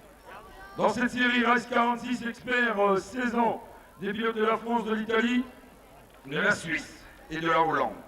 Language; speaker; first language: French; native; French